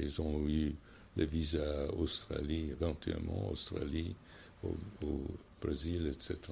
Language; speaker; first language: French; non-native, fluent; English